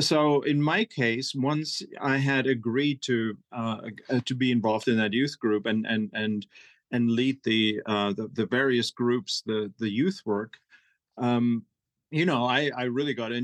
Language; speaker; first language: English; non-native, fluent; German